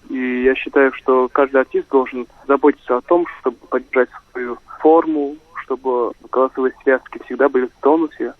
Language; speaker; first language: Russian; non-native, local second language; Kazakh